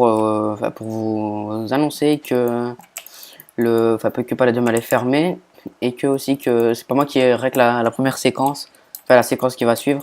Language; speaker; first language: French; native; French